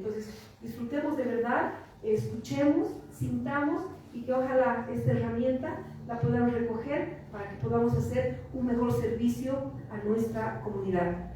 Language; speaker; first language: Spanish; native; Spanish